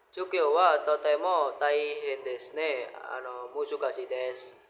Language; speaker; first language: Japanese; non-native, learner; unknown